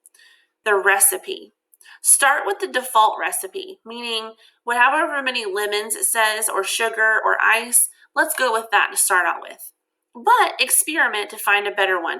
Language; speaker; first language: English; native; English